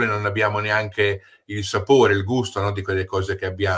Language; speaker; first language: Italian; native; Italian